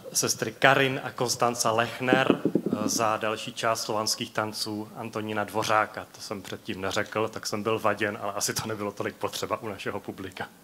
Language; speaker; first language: Czech; native; Czech